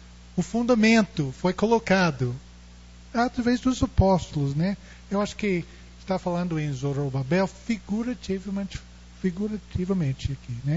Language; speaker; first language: Portuguese; non-native, fluent; English